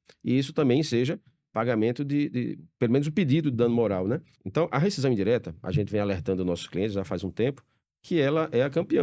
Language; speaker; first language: Portuguese; native; Portuguese